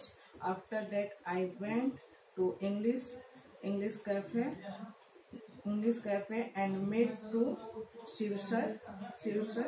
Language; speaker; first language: English; non-native, learner; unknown